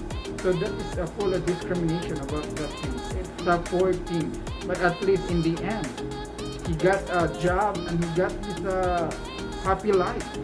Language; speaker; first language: English; non-native, local second language; Filipino